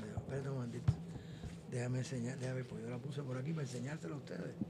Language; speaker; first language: Spanish; native; Spanish